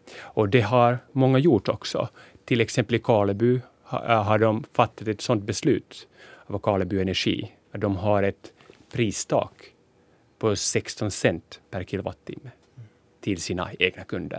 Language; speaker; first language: Swedish; non-native, local second language; Finnish